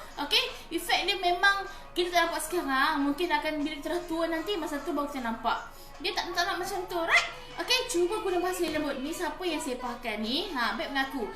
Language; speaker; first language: Malay; native; Malay